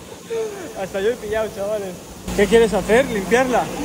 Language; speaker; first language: Spanish; native; Spanish